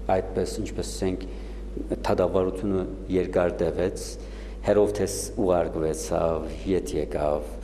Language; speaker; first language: Armenian; native; Armenian